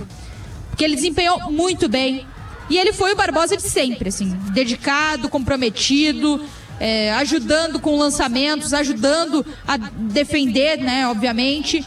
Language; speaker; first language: Portuguese; native; Portuguese